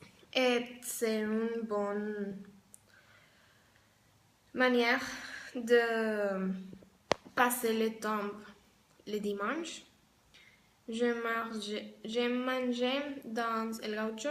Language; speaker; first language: French; non-native, learner; Spanish